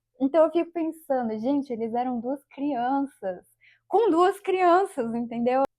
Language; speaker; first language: Portuguese; native; Portuguese